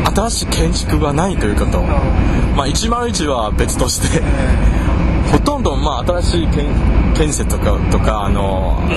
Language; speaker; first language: Japanese; non-native, fluent; Chinese